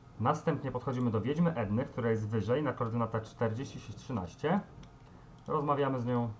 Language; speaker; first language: Polish; native; Polish